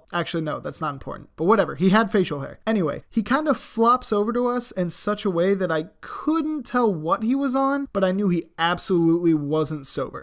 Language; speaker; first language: English; native; English